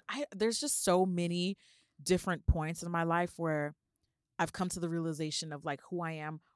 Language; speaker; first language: English; early bilingual, other home language; Yoruba